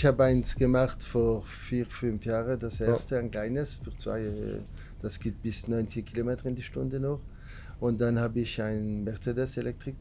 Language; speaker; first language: German; non-native, learner; French